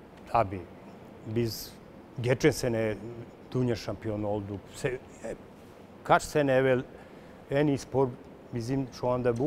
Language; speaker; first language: Turkish; non-native, learner; Serbian